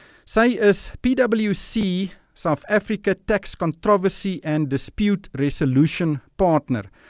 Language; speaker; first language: English; non-native, local second language; Afrikaans